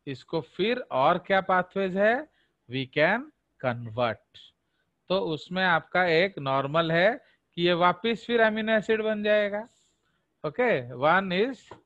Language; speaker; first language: Hindi; non-native, local second language; Odia